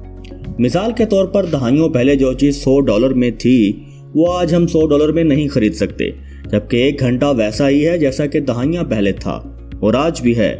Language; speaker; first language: Urdu; native; Urdu